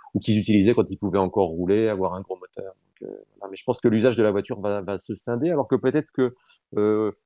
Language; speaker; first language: French; native; French